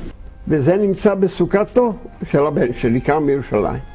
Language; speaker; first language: Hebrew; non-native, fluent; Yiddish